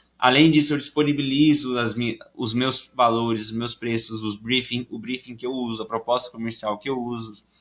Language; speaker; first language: Portuguese; native; Portuguese